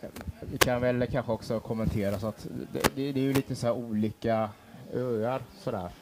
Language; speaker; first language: Swedish; native; Swedish